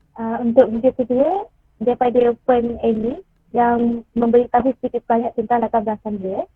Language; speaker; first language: Malay; native; Malay